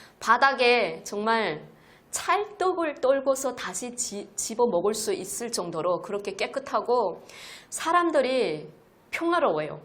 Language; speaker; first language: Korean; native; Korean